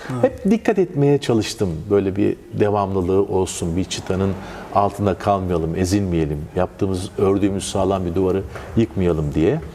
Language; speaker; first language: Turkish; native; Turkish